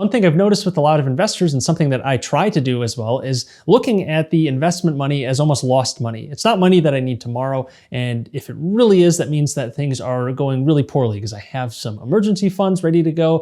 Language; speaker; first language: English; native; English